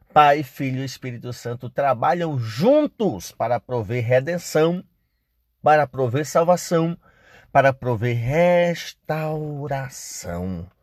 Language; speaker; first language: Portuguese; native; Portuguese